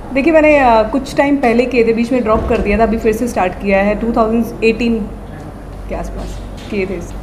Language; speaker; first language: Hindi; native; Hindi